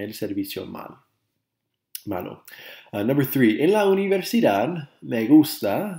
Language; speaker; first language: Spanish; non-native, fluent; English